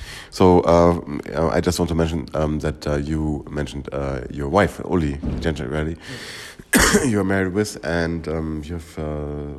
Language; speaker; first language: English; non-native, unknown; German